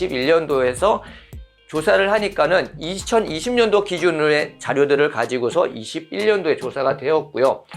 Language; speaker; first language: Korean; native; Korean